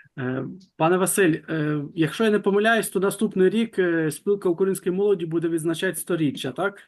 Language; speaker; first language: Ukrainian; native; Ukrainian